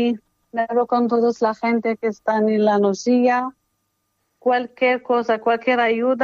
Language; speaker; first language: Spanish; non-native, learner; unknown